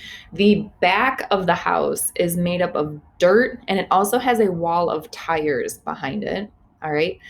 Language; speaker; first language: English; native; English